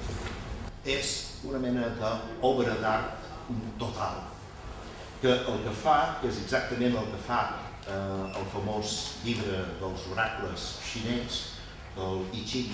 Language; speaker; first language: Catalan; non-native, fluent; English